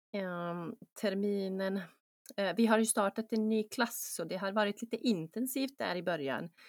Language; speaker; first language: Swedish; non-native, fluent; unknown